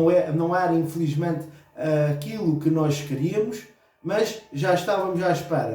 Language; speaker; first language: Portuguese; native; Portuguese